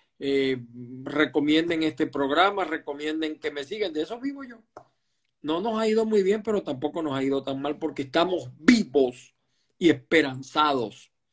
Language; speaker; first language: Spanish; native; Spanish